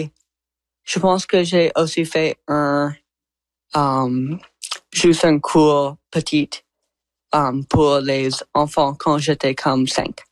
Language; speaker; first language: French; non-native, learner; English